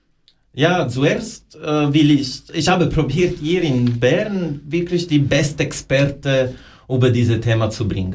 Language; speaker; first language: German; non-native, learner; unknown